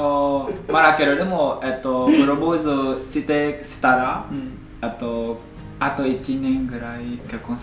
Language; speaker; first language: Japanese; non-native, learner; Vietnamese